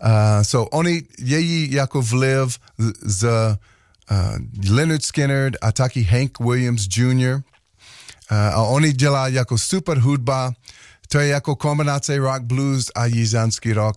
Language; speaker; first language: Czech; non-native, learner; English